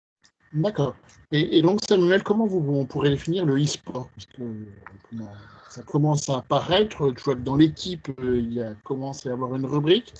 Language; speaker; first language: French; native; French